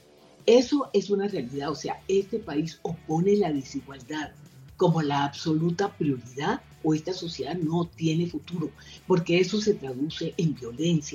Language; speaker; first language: Spanish; native; Spanish